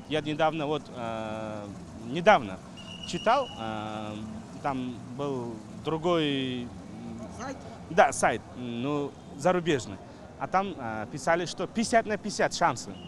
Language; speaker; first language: Russian; non-native, fluent; Uzbek